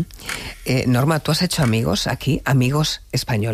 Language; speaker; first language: Spanish; native; Spanish